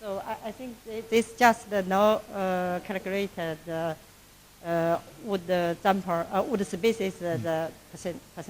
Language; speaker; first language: English; non-native, learner; Chinese